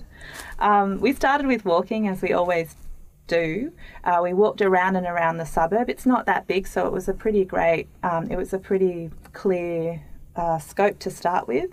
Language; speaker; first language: English; native; English